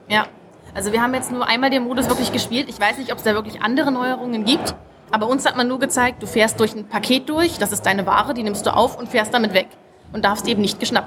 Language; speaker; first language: German; native; German